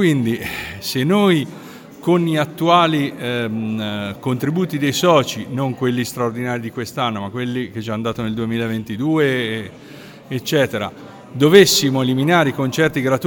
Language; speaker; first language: Italian; native; Italian